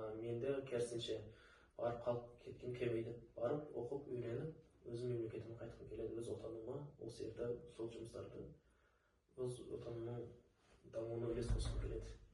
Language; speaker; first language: Kazakh; non-native, local second language; Uzbek